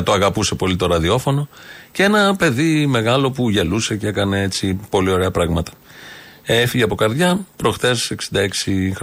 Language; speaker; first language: Greek; native; Greek